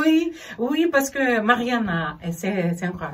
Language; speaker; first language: French; non-native, fluent; Portuguese